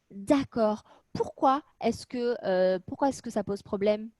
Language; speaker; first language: French; native; French